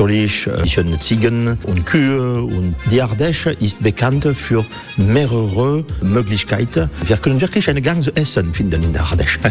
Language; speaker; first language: German; non-native, learner; French